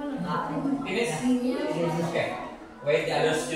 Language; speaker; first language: English; non-native, fluent; Indonesian